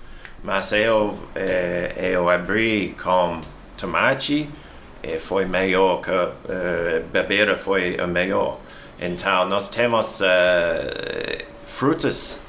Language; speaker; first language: Portuguese; non-native, learner; English